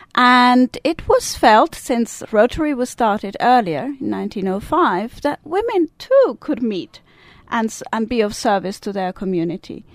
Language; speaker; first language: English; non-native, fluent; Italian